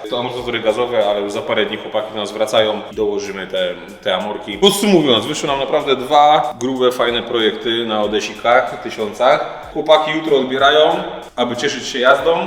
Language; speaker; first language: Polish; native; Polish